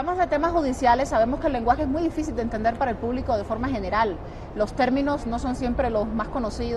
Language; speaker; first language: Spanish; native; Spanish